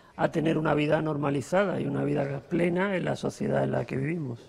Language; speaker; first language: Spanish; native; Spanish